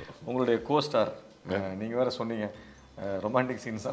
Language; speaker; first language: Tamil; native; Tamil